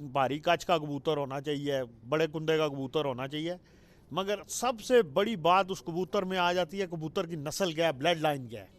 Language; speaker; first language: Urdu; non-native, local second language; Punjabi